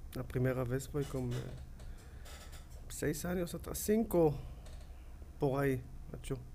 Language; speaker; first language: Portuguese; non-native, learner; Hebrew